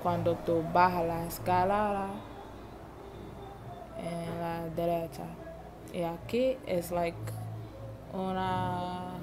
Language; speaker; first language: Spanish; non-native, learner; English